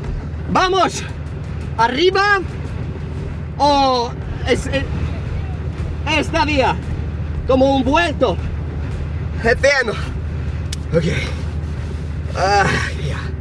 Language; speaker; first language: Spanish; non-native, learner; English